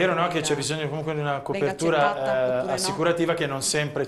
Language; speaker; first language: Italian; native; Italian